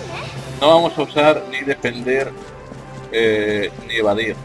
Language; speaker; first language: Spanish; native; Spanish